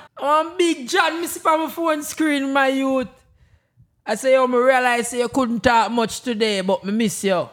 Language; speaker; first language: English; non-native, local second language; Jamaican Creole English